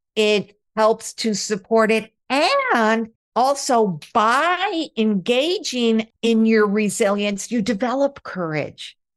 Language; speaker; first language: English; native; English